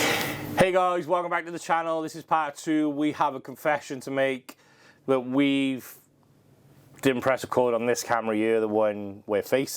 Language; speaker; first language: English; native; English